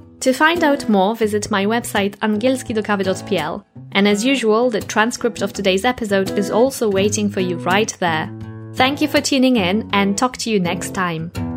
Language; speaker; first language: English; non-native, fluent; Polish